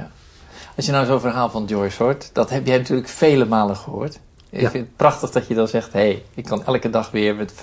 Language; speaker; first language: Dutch; native; Dutch